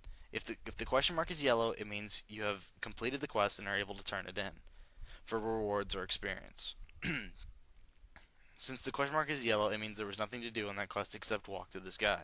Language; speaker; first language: English; native; English